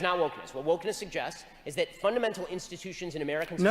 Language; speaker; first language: English; native; English